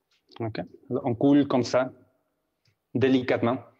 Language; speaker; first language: French; non-native, fluent; Spanish